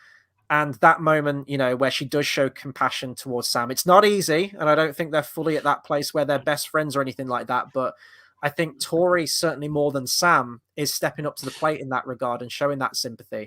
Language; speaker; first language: English; native; English